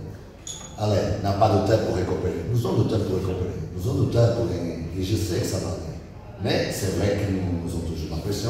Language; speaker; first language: French; non-native, learner; Portuguese